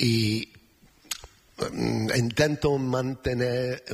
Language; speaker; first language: Spanish; non-native, learner; English